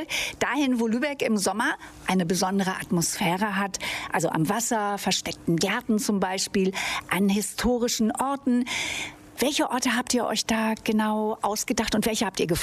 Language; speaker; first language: German; native; German